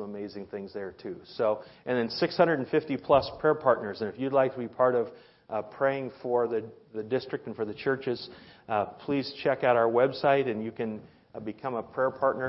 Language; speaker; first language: English; native; English